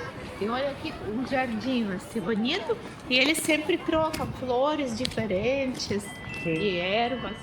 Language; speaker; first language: Portuguese; non-native, fluent; Russian